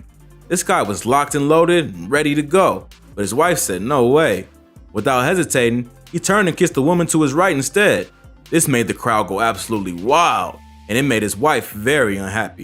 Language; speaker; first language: English; native; English